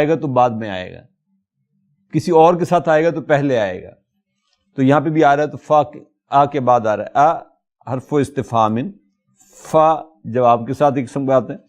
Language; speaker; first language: Urdu; native; Urdu